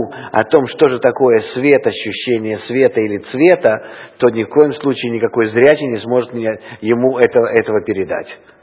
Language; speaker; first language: Russian; native; Russian